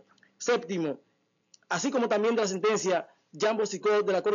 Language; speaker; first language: Spanish; native; Spanish